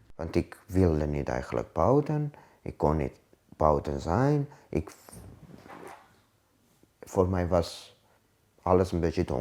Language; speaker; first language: Dutch; non-native, learner; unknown